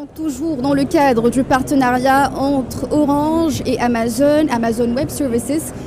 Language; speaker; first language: French; non-native, local second language; Arabic